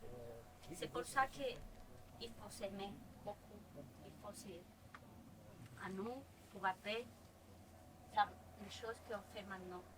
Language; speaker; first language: French; non-native, fluent; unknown